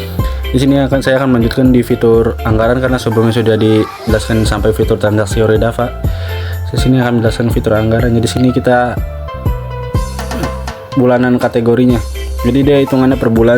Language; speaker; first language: Indonesian; native; Indonesian